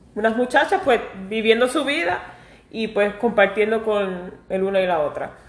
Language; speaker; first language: Spanish; early bilingual, heritage; Spanish